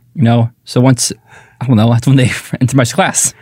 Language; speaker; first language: English; native; English